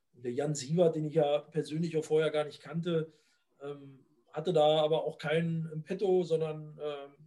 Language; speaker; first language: German; native; German